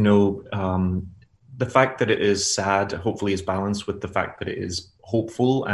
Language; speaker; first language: English; native; English